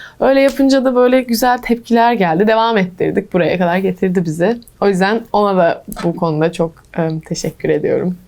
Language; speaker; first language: Turkish; early bilingual, heritage; English